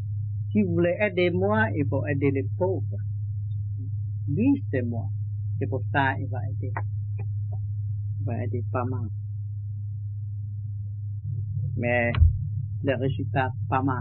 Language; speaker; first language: French; non-native, learner; Vietnamese